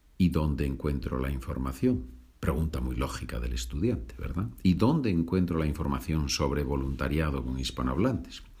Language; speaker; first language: Spanish; native; Spanish